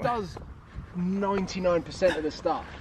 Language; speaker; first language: English; native; English